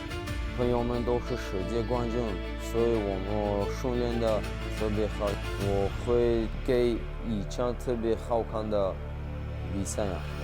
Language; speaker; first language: Chinese; non-native, fluent; Tajik